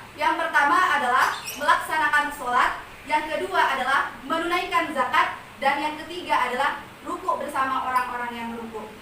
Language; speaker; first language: Indonesian; non-native, local second language; Madurese